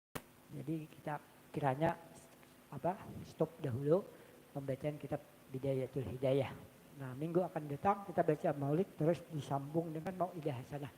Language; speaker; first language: Indonesian; non-native, local second language; Banjar